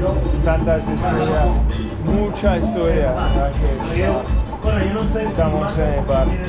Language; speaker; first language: Spanish; non-native, learner; English